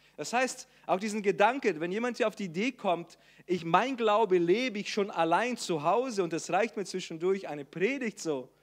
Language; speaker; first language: German; non-native, fluent; Portuguese